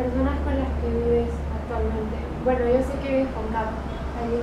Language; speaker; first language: Spanish; native; Spanish